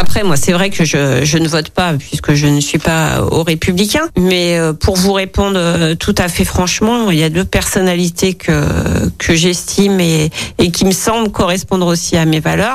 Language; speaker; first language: French; native; French